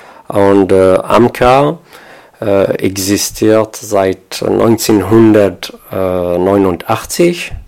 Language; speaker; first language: German; non-native, fluent; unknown